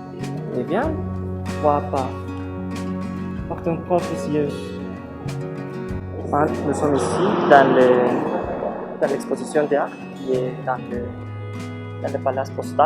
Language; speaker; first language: French; non-native, learner; Spanish